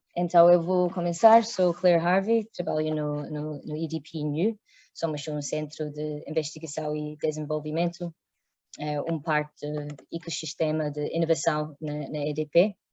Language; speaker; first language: Portuguese; non-native, fluent; English